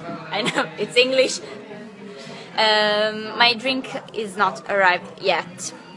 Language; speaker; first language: English; non-native, fluent; Italian